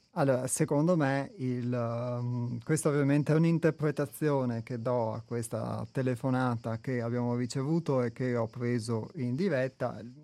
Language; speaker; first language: Italian; native; Italian